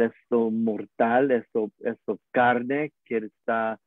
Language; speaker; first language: Spanish; non-native, learner; English